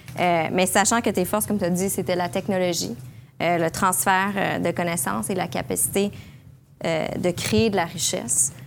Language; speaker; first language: French; native; French